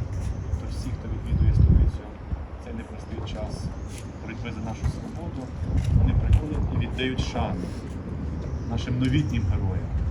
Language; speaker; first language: Ukrainian; native; Ukrainian